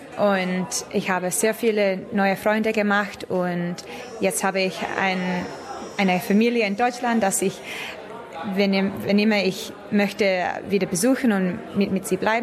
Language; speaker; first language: German; non-native, learner; English